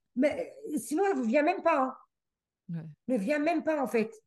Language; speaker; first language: French; native; French